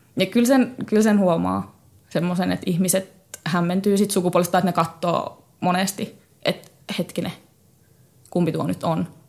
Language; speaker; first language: Finnish; native; Finnish